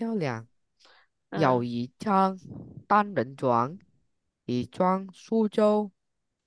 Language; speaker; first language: Chinese; non-native, learner; Vietnamese